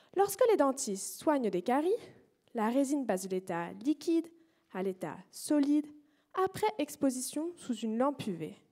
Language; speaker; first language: French; native; French